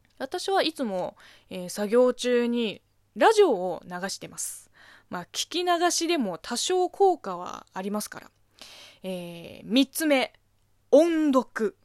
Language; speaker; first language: Japanese; non-native, fluent; Chinese